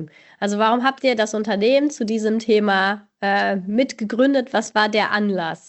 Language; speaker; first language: German; native; German